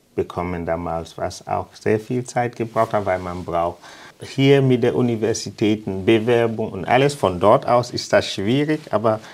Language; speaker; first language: German; non-native, fluent; English